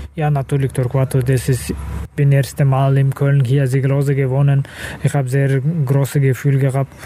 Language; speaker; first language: German; non-native, fluent; Russian